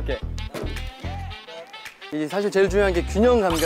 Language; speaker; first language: Korean; native; Korean